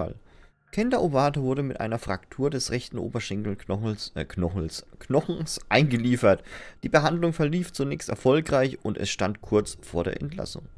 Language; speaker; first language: German; native; German